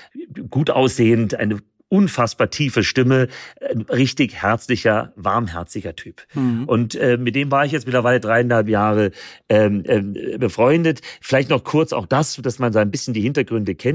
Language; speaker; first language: German; native; German